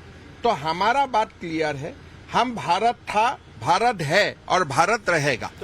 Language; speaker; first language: Hindi; non-native, local second language; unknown